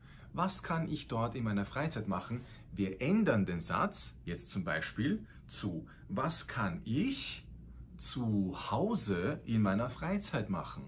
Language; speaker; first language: German; non-native, fluent; Spanish